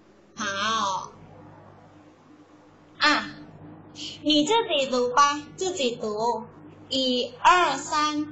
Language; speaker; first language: Chinese; non-native, learner; Thai